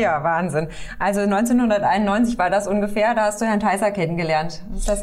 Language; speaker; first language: German; native; German